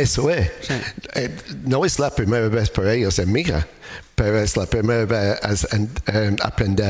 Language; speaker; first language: Spanish; non-native, learner; English